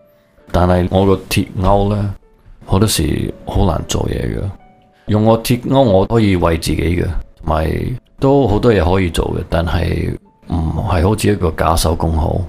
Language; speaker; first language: Cantonese; early bilingual, heritage; Cantonese